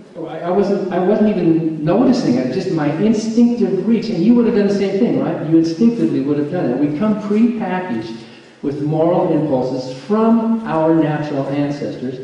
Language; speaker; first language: English; native; English